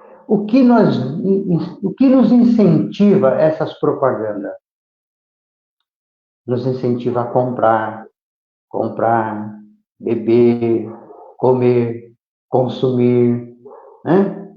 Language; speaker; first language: Portuguese; native; Portuguese